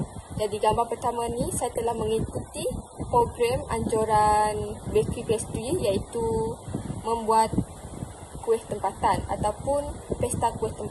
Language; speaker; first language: Malay; native; Malay